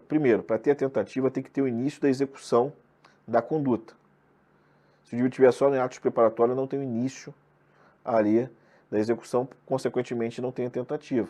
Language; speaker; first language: Portuguese; native; Portuguese